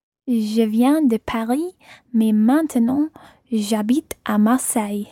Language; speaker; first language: French; non-native, learner; English